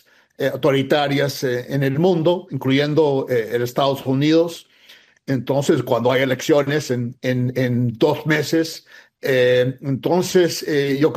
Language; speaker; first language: Spanish; non-native, fluent; English